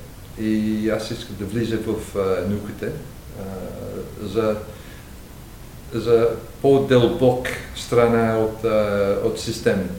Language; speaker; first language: Bulgarian; non-native, learner; English